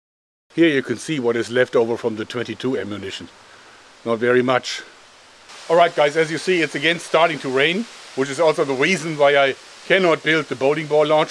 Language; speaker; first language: English; non-native, fluent; German